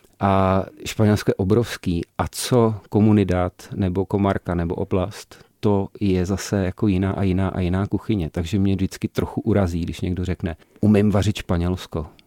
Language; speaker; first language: Czech; native; Czech